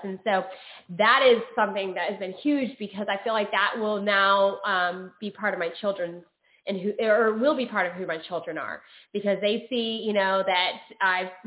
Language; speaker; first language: English; native; English